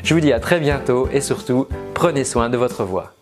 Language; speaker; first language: French; native; French